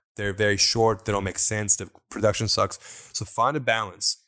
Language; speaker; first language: English; non-native, fluent; Persian